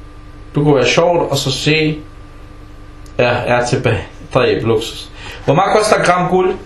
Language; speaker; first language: Danish; early bilingual, other home language; Arabic